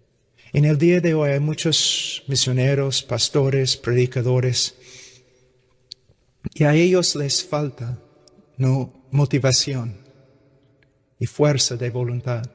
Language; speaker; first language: Spanish; non-native, fluent; English